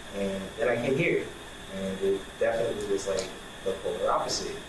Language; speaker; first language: English; native; English